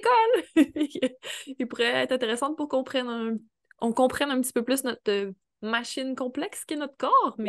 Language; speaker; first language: French; native; French